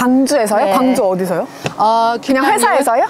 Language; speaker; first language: Korean; native; Korean